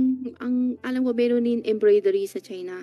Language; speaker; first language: Filipino; non-native, learner; Chinese